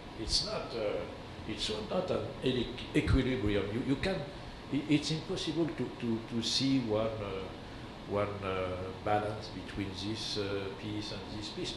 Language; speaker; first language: English; non-native, learner; French